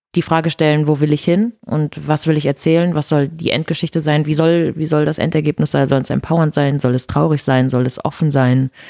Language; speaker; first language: German; non-native, fluent; Portuguese